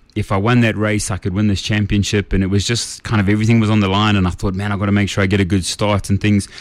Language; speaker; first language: English; native; English